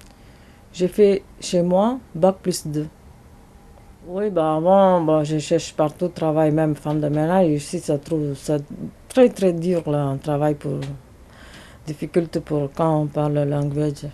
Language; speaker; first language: French; non-native, learner; Tamil